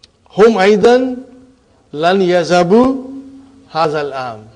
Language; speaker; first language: Arabic; non-native, fluent; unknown